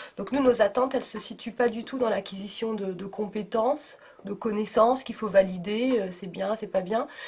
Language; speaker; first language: French; native; French